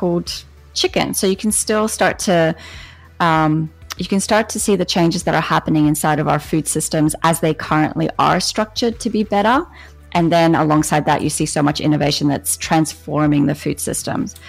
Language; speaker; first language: English; native; English